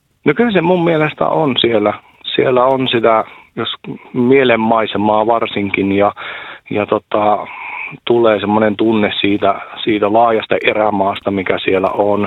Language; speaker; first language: Finnish; native; Finnish